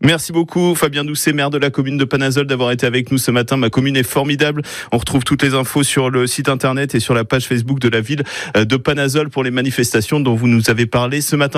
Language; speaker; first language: French; native; French